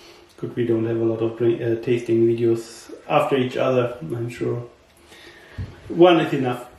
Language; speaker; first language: English; non-native, learner; German